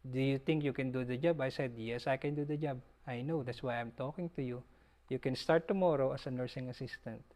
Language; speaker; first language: English; non-native, local second language; Filipino